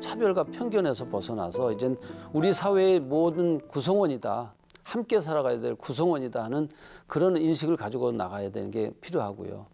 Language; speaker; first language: Korean; native; Korean